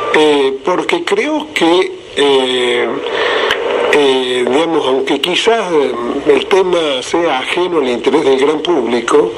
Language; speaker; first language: Spanish; native; Spanish